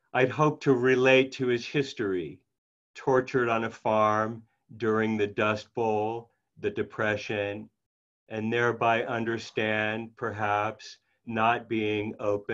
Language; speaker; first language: English; native; English